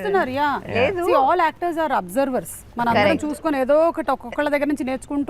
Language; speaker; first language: Telugu; native; Telugu